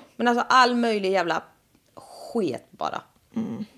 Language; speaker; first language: Swedish; native; Swedish